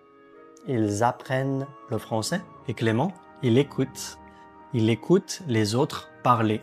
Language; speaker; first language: French; native; French